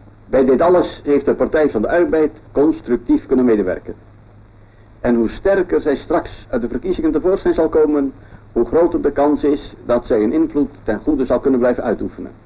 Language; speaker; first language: Dutch; native; Dutch